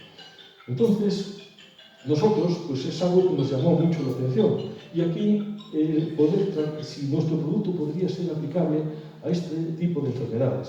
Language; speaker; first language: Spanish; native; Spanish